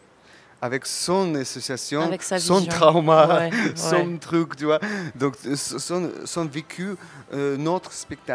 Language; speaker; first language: French; non-native, learner; Russian